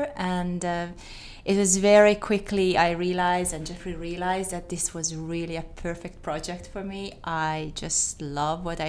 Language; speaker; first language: English; non-native, fluent; Hungarian